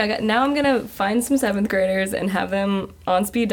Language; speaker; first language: English; native; English